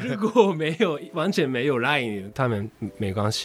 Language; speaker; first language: Chinese; non-native, fluent; Japanese